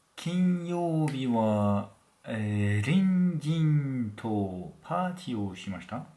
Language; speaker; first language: Japanese; non-native, learner; French